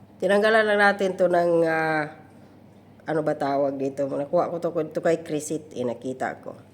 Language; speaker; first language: Filipino; non-native, local second language; Cebuano